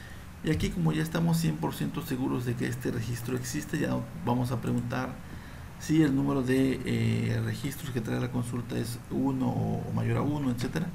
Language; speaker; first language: Spanish; native; Spanish